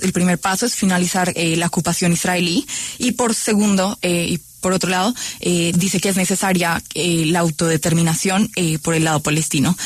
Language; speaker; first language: Spanish; native; Spanish